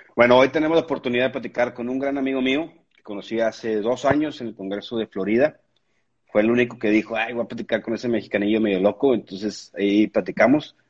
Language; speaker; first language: Spanish; native; Spanish